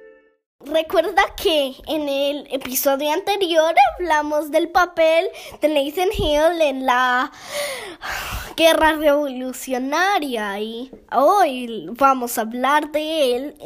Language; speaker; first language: Spanish; early bilingual, heritage; Spanish